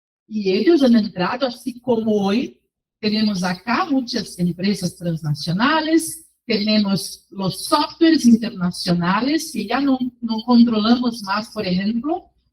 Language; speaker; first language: Spanish; non-native, fluent; Portuguese